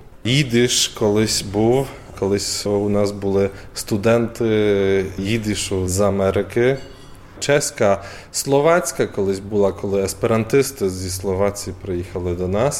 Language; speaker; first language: Ukrainian; non-native, fluent; Polish